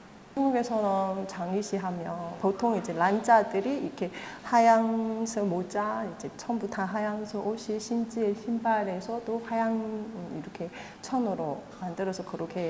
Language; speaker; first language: Korean; non-native, fluent; Chinese